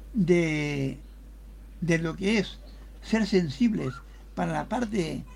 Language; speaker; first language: Spanish; native; Spanish